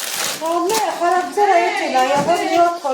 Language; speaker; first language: Greek; non-native, learner; Armenian